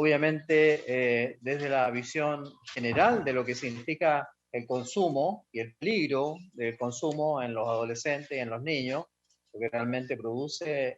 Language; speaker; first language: Spanish; native; Spanish